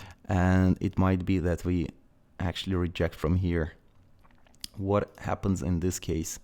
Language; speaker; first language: English; non-native, fluent; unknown